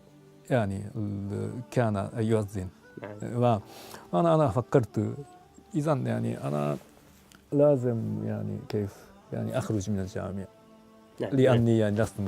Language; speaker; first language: Arabic; non-native, fluent; Japanese